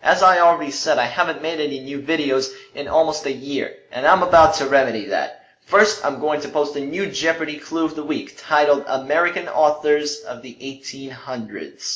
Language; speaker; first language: English; early bilingual, other home language; Russian